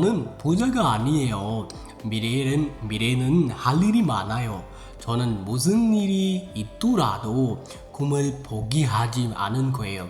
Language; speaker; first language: Korean; non-native, learner; Sinhala